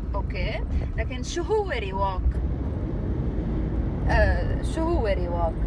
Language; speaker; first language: Arabic; native; Arabic